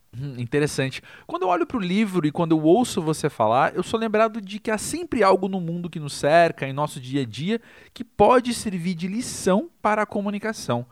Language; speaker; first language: Portuguese; native; Portuguese